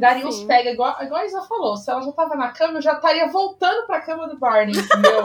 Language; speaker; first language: Portuguese; native; Portuguese